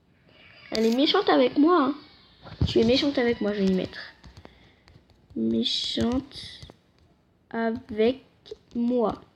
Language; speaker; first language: French; native; French